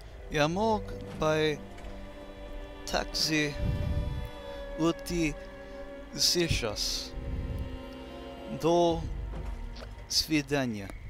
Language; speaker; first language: Russian; non-native, learner; English